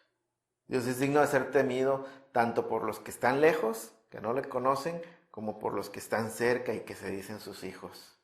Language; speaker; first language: Spanish; native; Spanish